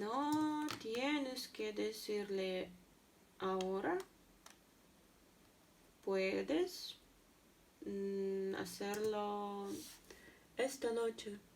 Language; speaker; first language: Spanish; non-native, learner; Russian